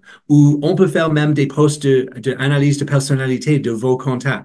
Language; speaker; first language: French; non-native, learner; English